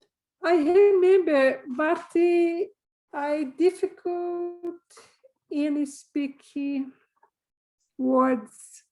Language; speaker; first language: English; non-native, learner; Portuguese